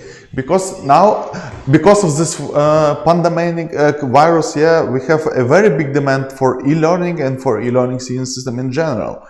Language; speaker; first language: English; non-native, learner; Ukrainian